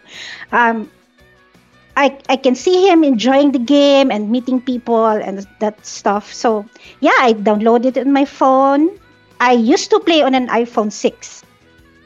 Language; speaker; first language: English; non-native, local second language; Filipino